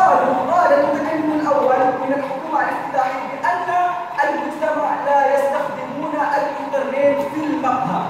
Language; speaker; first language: Arabic; non-native, learner; Indonesian